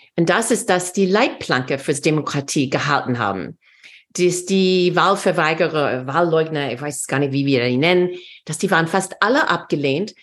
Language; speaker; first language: German; non-native, fluent; English